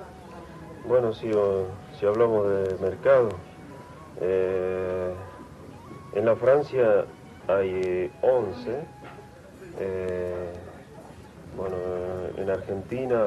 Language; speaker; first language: Spanish; non-native, local second language; Quechua